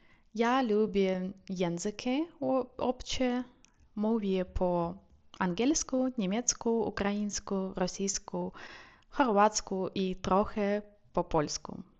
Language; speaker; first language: Polish; non-native, learner; Ukrainian